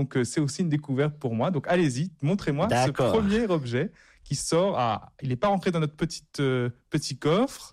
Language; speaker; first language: French; native; French